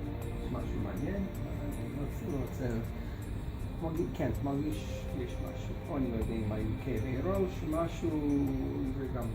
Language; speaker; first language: Hebrew; non-native, fluent; English